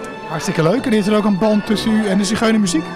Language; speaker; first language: Dutch; native; Dutch